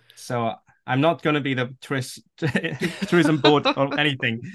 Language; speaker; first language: English; non-native, local second language; Cantonese